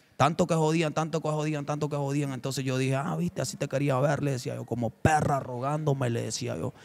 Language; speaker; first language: Spanish; native; Spanish